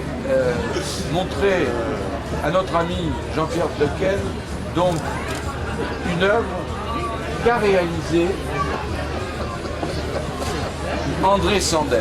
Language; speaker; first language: French; native; French